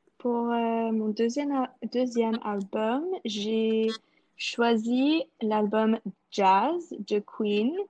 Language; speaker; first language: French; non-native, local second language; English